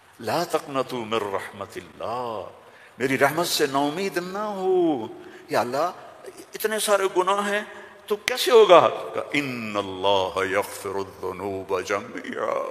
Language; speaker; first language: Urdu; non-native, local second language; Punjabi